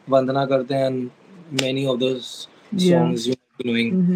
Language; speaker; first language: English; non-native, local second language; Hindi